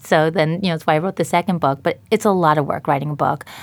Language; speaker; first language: English; native; English